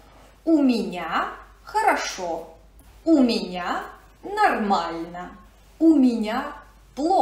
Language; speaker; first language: Russian; non-native, fluent; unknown